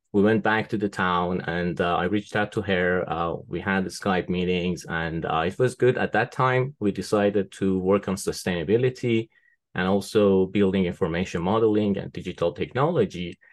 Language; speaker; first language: English; non-native, fluent; Persian